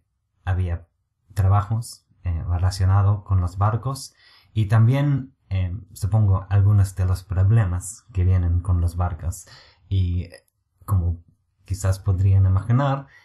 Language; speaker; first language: Spanish; non-native, fluent; English